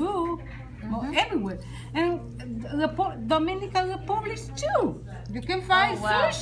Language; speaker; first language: English; non-native, learner; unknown